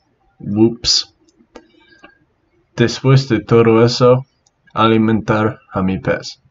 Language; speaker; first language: Spanish; non-native, learner; English